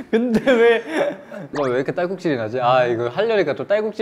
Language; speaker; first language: Korean; native; Korean